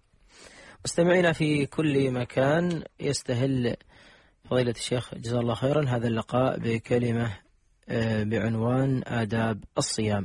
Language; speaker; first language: Arabic; native; Arabic